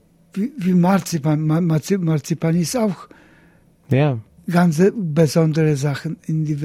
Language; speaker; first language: German; non-native, learner; Polish